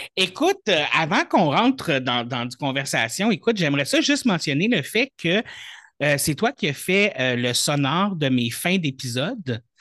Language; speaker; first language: French; native; French